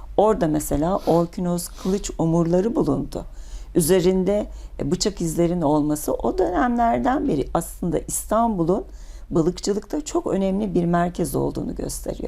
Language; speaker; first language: Turkish; native; Turkish